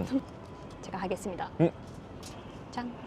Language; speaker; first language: Korean; non-native, learner; Japanese